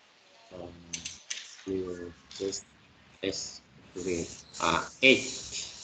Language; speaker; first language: English; non-native, learner; Vietnamese